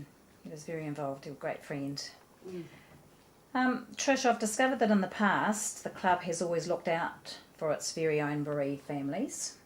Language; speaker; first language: English; native; English